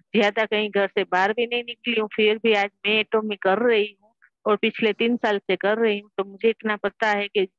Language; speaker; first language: Hindi; non-native, local second language; Gujarati